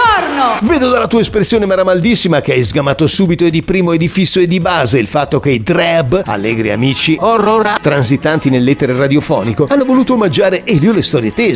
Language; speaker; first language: Italian; native; Italian